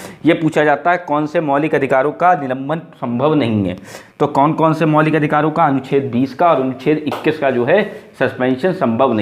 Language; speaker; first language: Hindi; native; Hindi